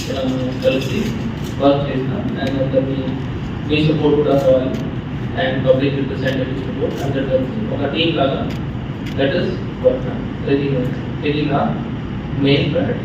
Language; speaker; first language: Telugu; non-native, learner; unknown